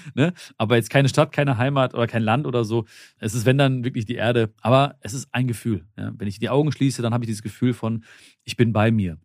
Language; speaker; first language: German; early bilingual, other home language; Malayalam